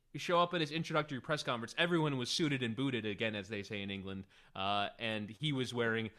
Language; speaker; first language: English; early bilingual, other home language; Spanish